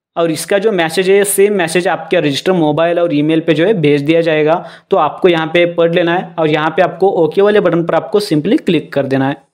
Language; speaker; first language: Hindi; non-native, local second language; Marathi